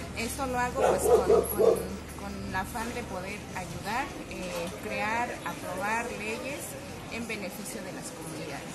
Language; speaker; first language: Spanish; non-native, local second language; Tzotzil